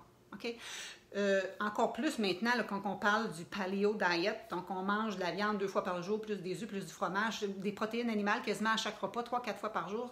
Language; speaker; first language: French; native; French